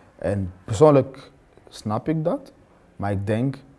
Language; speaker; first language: Dutch; non-native, fluent; Swahili